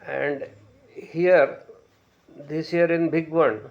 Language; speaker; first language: English; non-native, local second language; Marathi